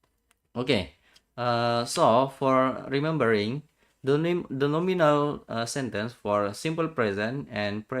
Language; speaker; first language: English; non-native, learner; Indonesian